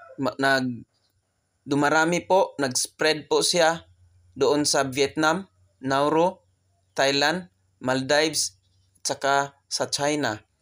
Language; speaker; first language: Filipino; non-native, local second language; Cebuano